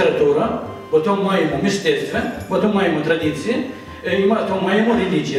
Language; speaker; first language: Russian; non-native, learner; Arabic